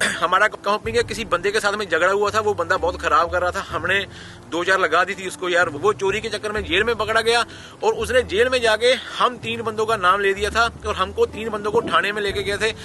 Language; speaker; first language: Hindi; non-native, local second language; Punjabi